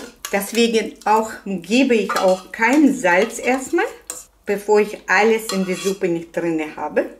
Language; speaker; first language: German; non-native, fluent; Russian